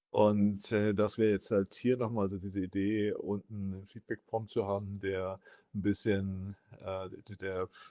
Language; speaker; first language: German; native; German